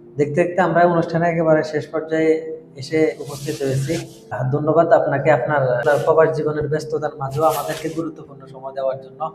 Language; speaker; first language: Bangla; native; Bangla